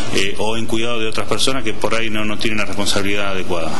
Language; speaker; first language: Spanish; native; Spanish